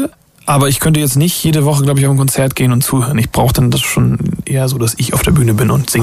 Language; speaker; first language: German; native; German